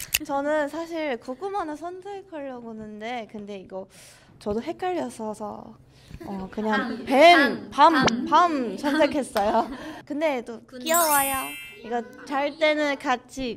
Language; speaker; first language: Korean; non-native, learner; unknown